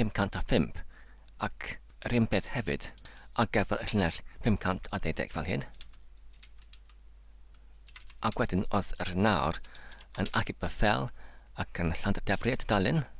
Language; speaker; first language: Welsh; non-native, learner; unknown